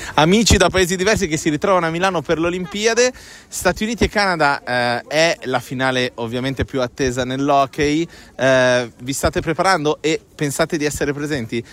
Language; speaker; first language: Italian; native; Italian